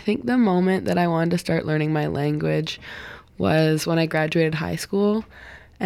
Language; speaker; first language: English; native; English